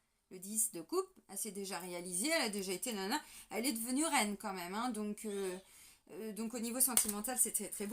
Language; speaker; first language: French; native; French